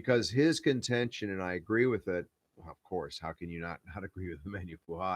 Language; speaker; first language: English; native; English